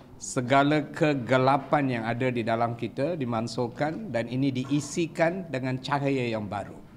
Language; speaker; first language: Malay; non-native, local second language; Tamil